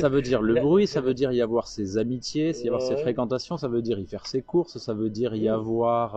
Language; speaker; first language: French; native; French